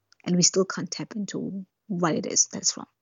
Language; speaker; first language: English; non-native, local second language; Southern Sotho